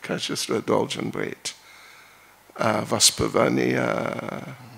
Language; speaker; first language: Russian; non-native, learner; English